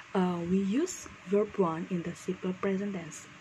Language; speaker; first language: English; non-native, fluent; Indonesian